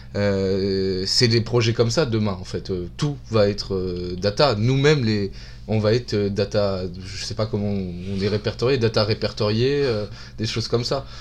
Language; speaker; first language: French; native; French